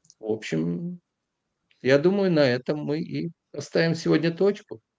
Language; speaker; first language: Russian; native; Russian